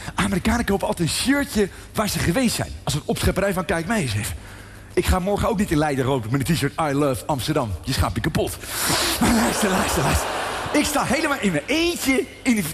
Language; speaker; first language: Dutch; native; Dutch